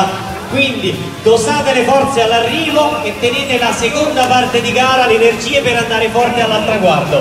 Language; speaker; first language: Italian; native; Italian